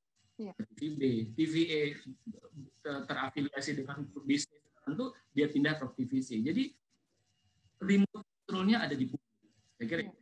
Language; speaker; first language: Indonesian; native; Indonesian